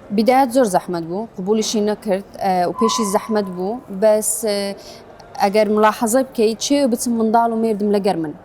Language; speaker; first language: Central Kurdish; native; Central Kurdish